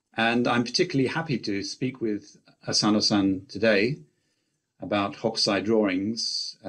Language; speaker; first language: English; native; English